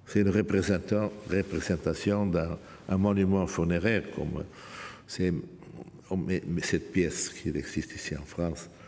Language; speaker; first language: French; non-native, fluent; Portuguese